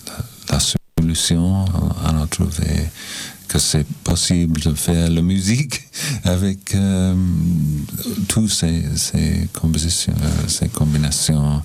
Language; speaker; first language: French; non-native, learner; English